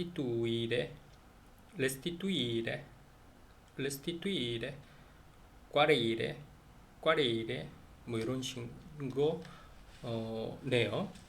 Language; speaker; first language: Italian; non-native, learner; Korean